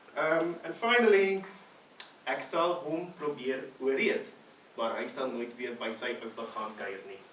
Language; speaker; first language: Afrikaans; non-native, fluent; English